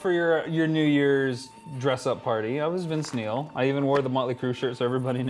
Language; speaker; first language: English; native; English